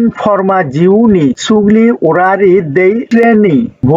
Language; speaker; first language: Italian; non-native, fluent; Bangla